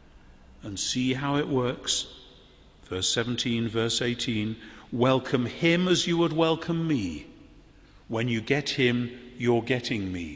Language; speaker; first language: English; native; English